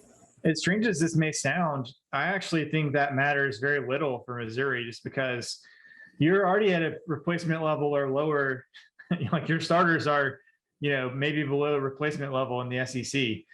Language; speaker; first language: English; native; English